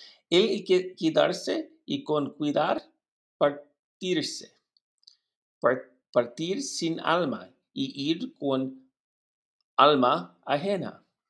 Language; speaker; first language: Spanish; non-native, learner; English